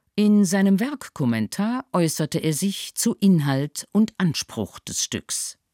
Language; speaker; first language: German; native; German